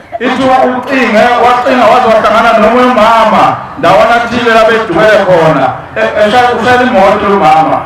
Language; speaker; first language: Zulu; native; Zulu